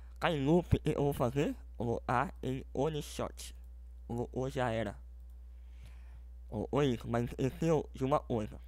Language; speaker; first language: Portuguese; native; Portuguese